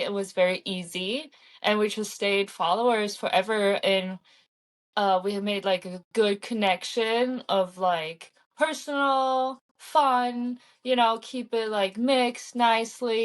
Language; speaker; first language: English; early bilingual, heritage; English